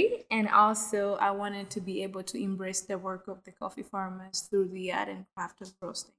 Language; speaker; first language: English; non-native, local second language; Kinyarwanda